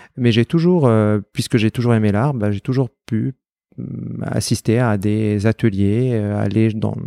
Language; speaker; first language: French; non-native, fluent; Arabic